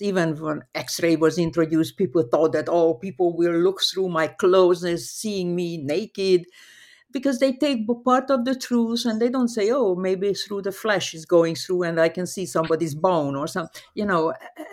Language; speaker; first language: English; non-native, fluent; Hungarian